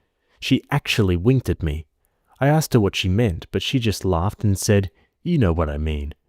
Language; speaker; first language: English; native; English